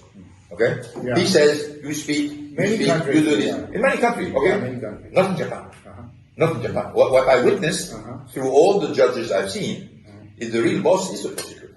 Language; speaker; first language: English; non-native, fluent; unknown